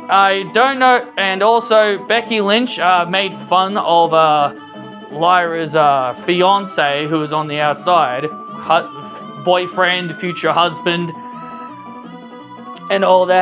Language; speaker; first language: English; native; English